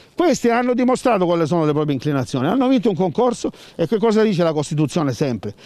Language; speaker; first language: Italian; native; Italian